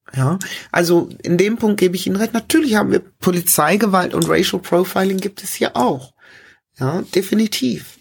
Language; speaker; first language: German; early bilingual, other home language; English